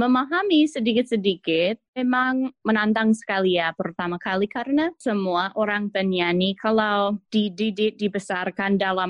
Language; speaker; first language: Indonesian; non-native, fluent; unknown